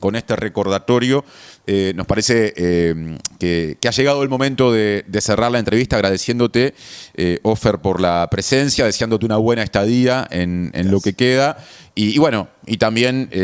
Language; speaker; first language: Spanish; native; Spanish